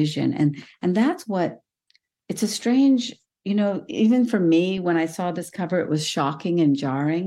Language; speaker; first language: English; early bilingual, other home language; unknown